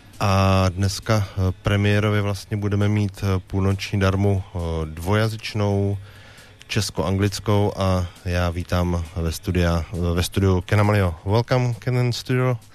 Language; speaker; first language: Czech; native; Czech